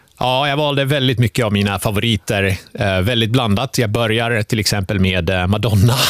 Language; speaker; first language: Swedish; early bilingual, other home language; Finnish